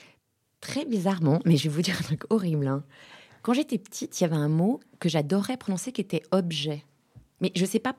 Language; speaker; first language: French; native; French